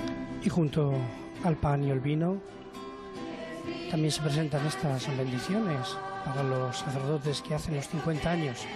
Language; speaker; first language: Spanish; native; Spanish